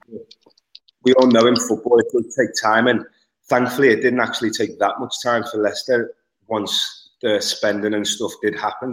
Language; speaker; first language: English; native; English